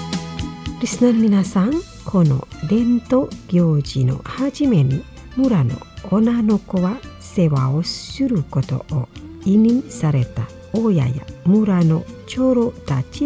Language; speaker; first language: Japanese; non-native, fluent; Indonesian